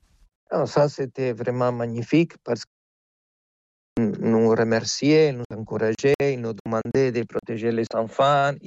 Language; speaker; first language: French; non-native, fluent; Spanish